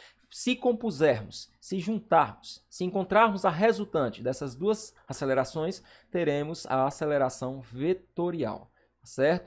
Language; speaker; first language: Portuguese; native; Portuguese